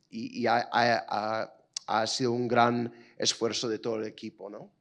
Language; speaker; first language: Spanish; non-native, fluent; English